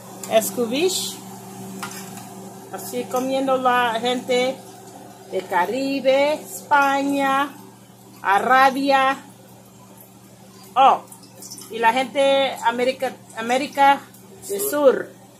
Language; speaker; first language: Spanish; non-native, learner; English